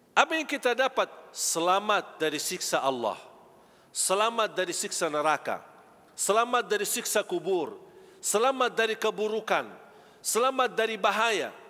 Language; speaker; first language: Malay; non-native, fluent; Arabic